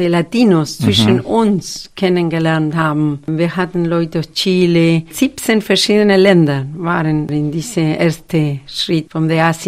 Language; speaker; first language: German; non-native, fluent; Spanish